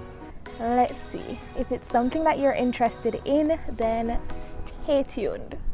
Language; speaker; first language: English; native; English